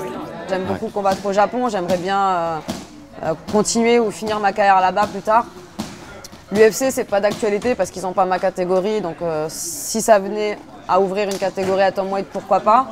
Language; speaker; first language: French; native; French